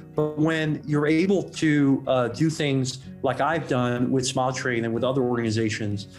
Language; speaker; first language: English; non-native, local second language; Cantonese